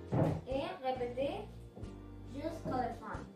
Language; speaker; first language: French; non-native, learner; Spanish